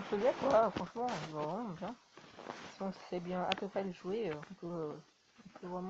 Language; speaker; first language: French; native; French